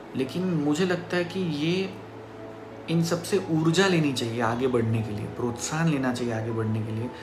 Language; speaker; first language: Hindi; non-native, local second language; Marathi